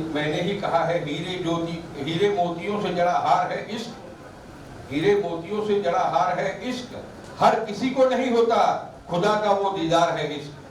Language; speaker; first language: Hindi; non-native, local second language; Marathi